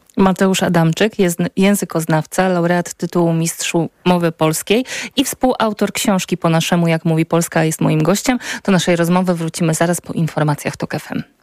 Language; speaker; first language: Polish; native; Polish